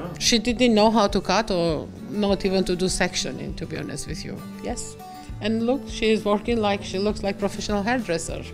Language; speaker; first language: English; non-native, fluent; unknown